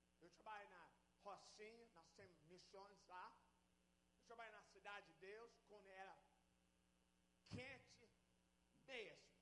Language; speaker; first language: Portuguese; non-native, learner; English